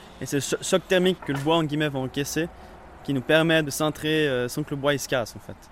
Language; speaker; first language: French; native; French